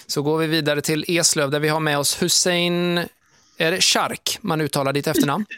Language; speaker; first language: Swedish; native; Swedish